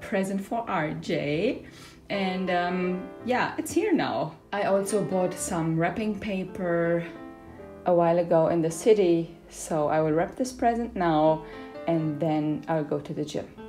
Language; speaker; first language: English; non-native, fluent; German